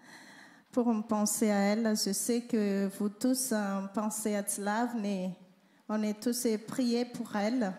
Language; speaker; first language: French; non-native, learner; Malagasy